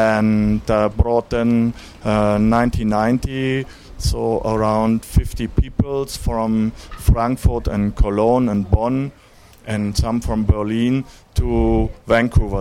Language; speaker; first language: English; non-native, learner; German